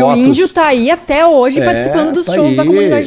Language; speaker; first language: Portuguese; native; Portuguese